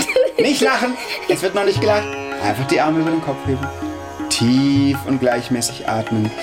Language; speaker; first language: German; native; German